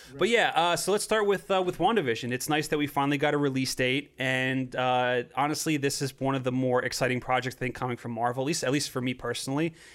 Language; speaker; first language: English; native; English